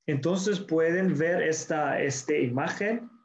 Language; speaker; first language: Spanish; non-native, learner; English